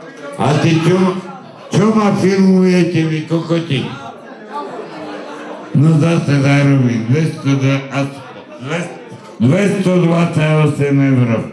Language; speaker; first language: Slovak; native; Slovak